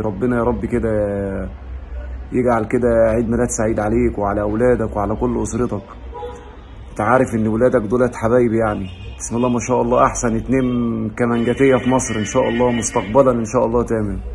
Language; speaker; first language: Arabic; native; Arabic